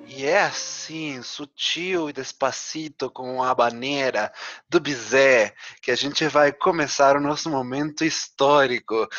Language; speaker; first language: Portuguese; non-native, fluent; Spanish